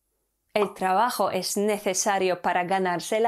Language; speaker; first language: Spanish; non-native, fluent; Polish